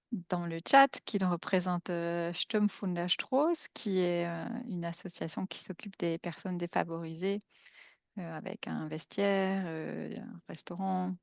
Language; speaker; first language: French; native; French